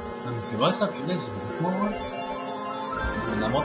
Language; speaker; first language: French; native; French